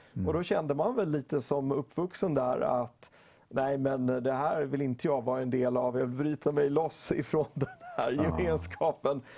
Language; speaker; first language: Swedish; native; Swedish